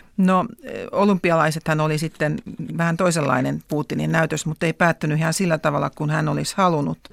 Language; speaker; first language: Finnish; native; Finnish